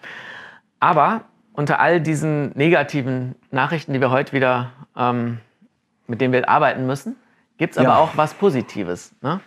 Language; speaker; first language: German; native; German